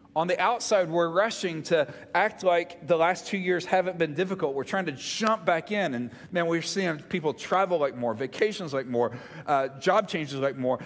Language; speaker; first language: English; native; English